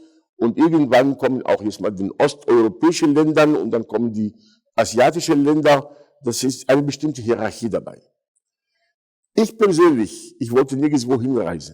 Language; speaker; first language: German; non-native, fluent; Arabic